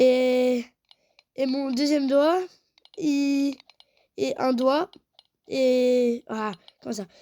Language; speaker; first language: French; native; French